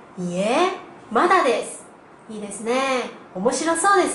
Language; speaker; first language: Japanese; non-native, learner; Korean